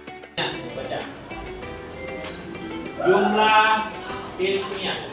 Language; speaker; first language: Indonesian; native; Indonesian